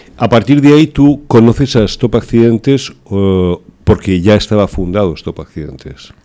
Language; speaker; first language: Spanish; early bilingual, heritage; Spanish